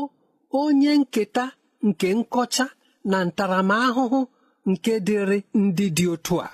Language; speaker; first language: Igbo; native; Igbo